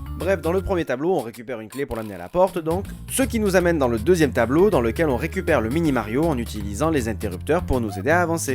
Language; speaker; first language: French; native; French